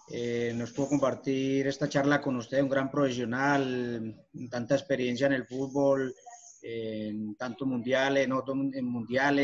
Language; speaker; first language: Spanish; native; Spanish